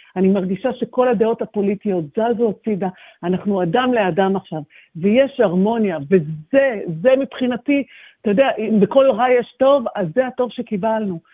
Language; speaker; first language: Hebrew; native; Hebrew